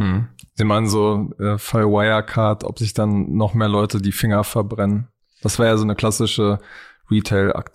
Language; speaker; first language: German; native; German